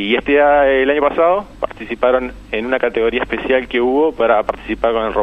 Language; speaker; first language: Spanish; native; Spanish